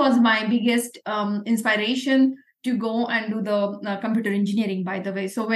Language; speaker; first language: English; non-native, local second language; Marathi